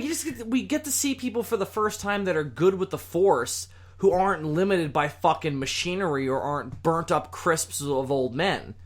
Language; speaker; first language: English; native; English